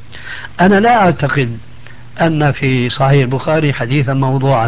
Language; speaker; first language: Arabic; native; Arabic